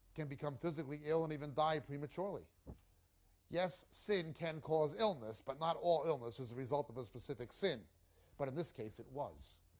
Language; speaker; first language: English; native; English